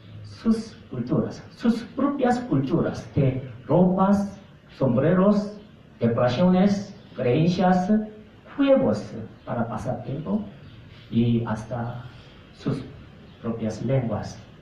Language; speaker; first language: Spanish; non-native, fluent; Korean